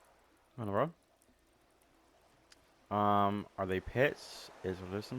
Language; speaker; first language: English; native; English